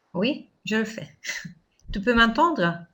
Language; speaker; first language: French; non-native, fluent; Italian